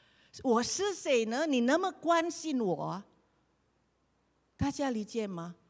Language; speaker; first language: Chinese; non-native, learner; Indonesian